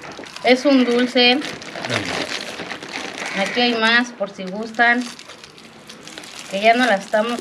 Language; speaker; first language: Spanish; native; Spanish